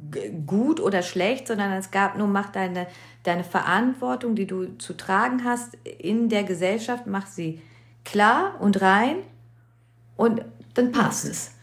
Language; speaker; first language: German; early bilingual, other home language; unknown